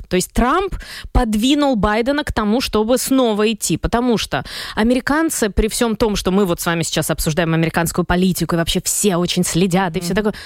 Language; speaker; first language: Russian; native; Russian